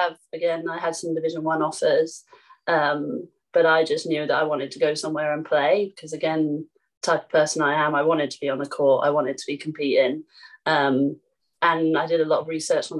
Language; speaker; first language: English; native; English